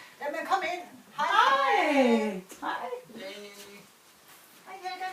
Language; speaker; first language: Danish; native; Danish